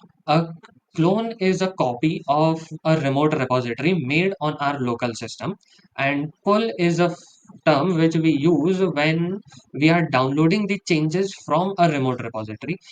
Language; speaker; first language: English; non-native, local second language; Hindi